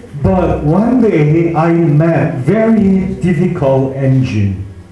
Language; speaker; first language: English; non-native, fluent; Korean